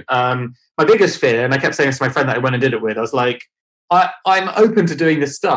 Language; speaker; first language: English; native; English